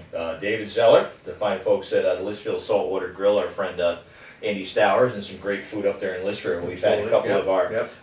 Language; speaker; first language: English; native; English